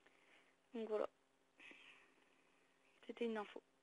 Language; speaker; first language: French; native; French